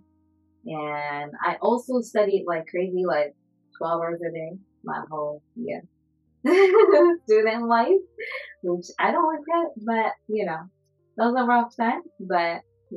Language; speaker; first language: English; non-native, fluent; Japanese